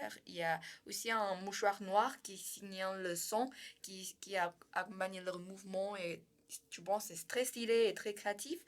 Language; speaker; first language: French; non-native, learner; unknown